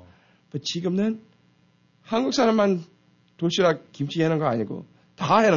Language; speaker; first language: Korean; early bilingual, heritage; Korean